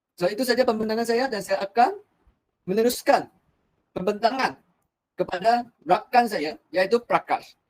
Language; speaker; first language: Malay; non-native, local second language; Chinese